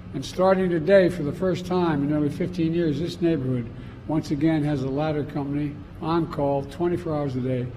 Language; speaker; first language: English; native; English